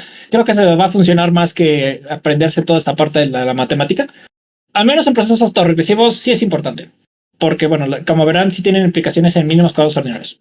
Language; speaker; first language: Spanish; native; Spanish